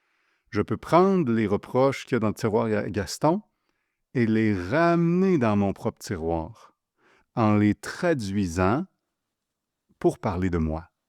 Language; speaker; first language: French; native; French